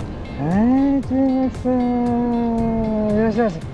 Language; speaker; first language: Japanese; native; Japanese